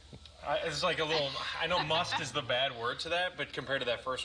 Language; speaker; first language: English; native; English